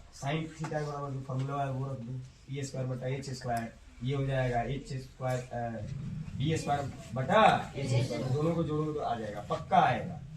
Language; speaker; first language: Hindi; native; Hindi